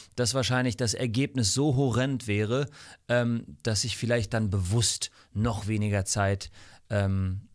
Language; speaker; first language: German; non-native, fluent; English